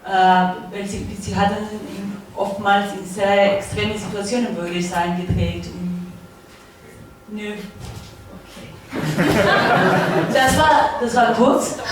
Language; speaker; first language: German; non-native, fluent; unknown